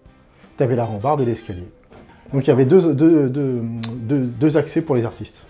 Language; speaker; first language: French; native; French